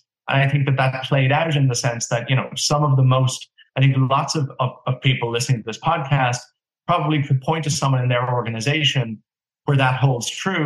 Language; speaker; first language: English; native; English